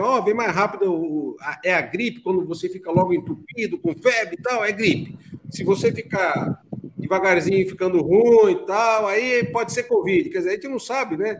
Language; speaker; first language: Portuguese; native; Portuguese